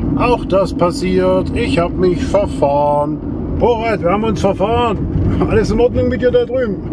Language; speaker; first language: German; native; German